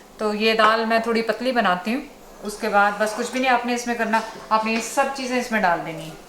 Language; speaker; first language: Urdu; native; Urdu